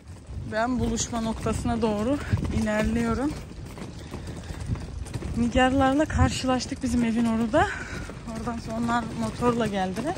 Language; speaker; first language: Turkish; early bilingual, heritage; Turkish